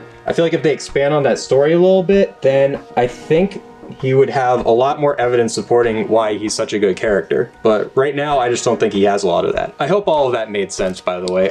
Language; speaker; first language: English; native; English